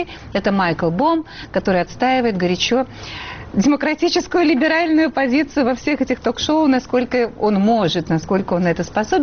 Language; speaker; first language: Russian; native; Russian